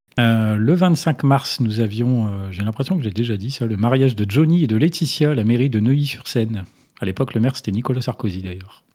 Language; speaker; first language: French; native; French